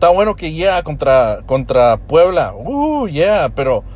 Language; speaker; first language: Spanish; early bilingual, heritage; Spanish